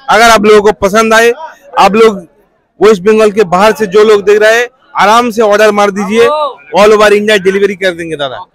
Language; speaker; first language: Hindi; non-native, local second language; Bangla